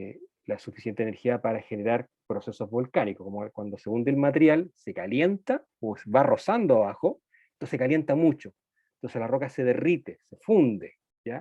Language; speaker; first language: Spanish; native; Spanish